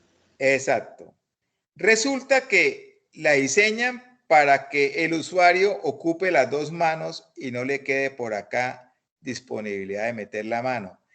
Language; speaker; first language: Spanish; native; Spanish